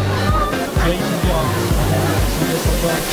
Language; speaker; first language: French; native; French